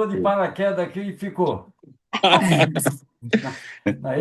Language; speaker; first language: Portuguese; native; Portuguese